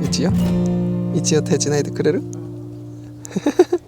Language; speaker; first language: Japanese; non-native, fluent; Korean